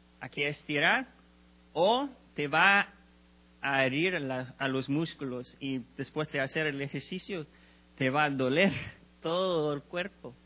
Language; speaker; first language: Spanish; non-native, learner; English